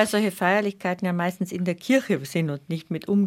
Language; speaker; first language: German; native; German